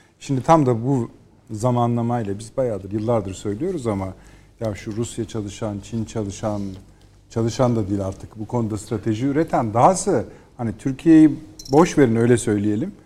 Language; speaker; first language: Turkish; native; Turkish